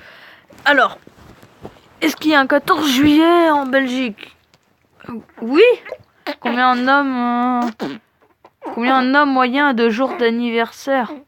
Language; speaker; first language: French; native; French